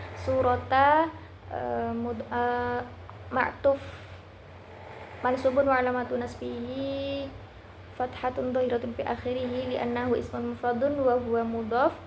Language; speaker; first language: Arabic; non-native, learner; Indonesian